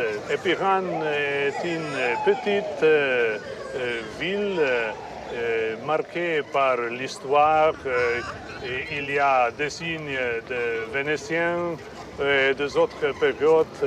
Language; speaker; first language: French; non-native, fluent; Slovenian